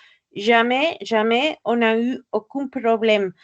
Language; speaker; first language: French; non-native, fluent; Spanish